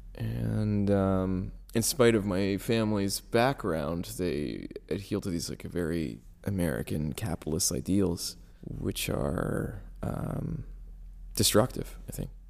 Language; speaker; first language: English; native; English